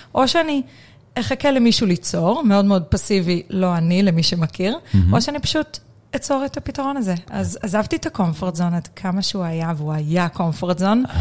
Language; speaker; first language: Hebrew; native; Hebrew